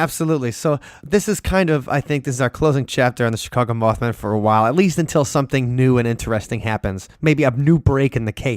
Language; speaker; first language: English; native; English